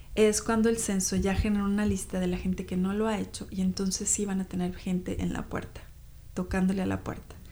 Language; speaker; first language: Spanish; native; Spanish